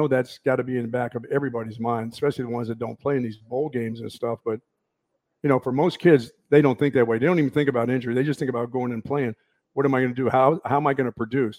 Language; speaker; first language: English; native; English